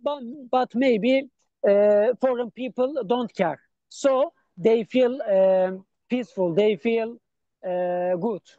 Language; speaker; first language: English; non-native, learner; Turkish